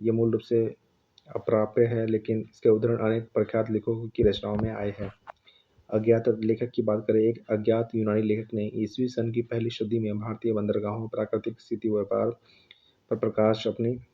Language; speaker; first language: Hindi; native; Hindi